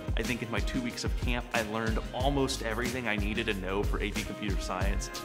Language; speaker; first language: English; native; English